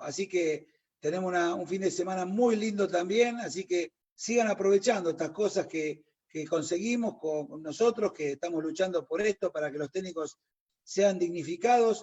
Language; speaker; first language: Spanish; native; Spanish